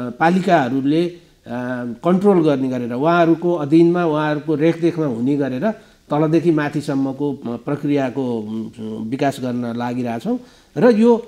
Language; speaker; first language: Nepali; native; Nepali